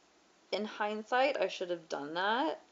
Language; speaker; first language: English; native; English